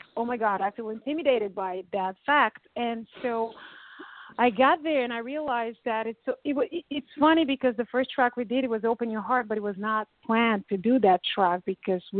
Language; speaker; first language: English; non-native, fluent; Bulgarian